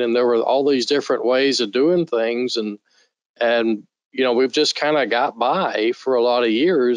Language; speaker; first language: English; native; English